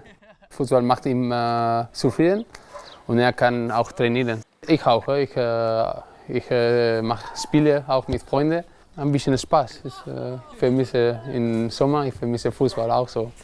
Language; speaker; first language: German; non-native, learner; Spanish